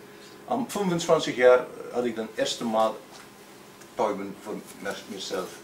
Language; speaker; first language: German; non-native, learner; Dutch